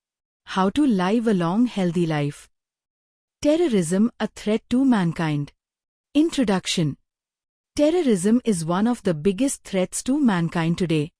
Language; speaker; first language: English; non-native, fluent; Hindi